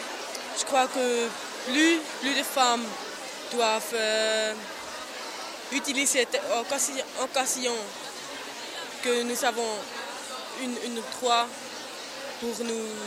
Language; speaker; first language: French; non-native, local second language; German